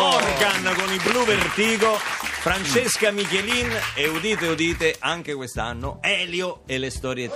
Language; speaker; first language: Italian; native; Italian